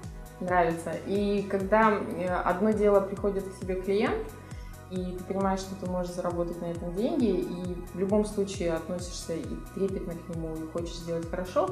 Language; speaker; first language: Russian; native; Russian